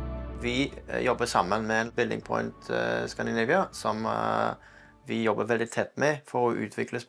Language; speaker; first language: Norwegian; non-native, fluent; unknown